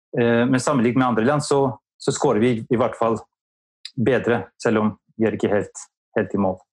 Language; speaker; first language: Norwegian; non-native, fluent; Albanian